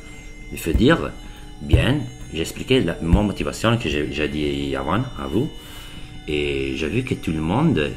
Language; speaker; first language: French; non-native, learner; Italian